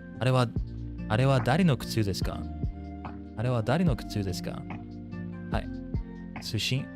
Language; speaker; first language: Japanese; non-native, learner; English